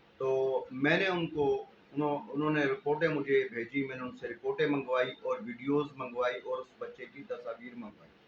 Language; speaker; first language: Urdu; non-native, local second language; Sindhi